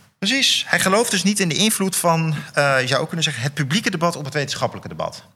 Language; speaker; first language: Dutch; native; Dutch